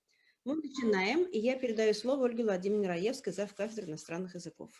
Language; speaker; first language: Russian; native; Russian